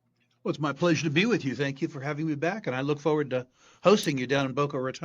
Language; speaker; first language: English; native; English